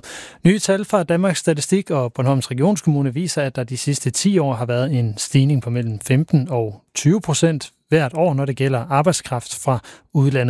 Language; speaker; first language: Danish; native; Danish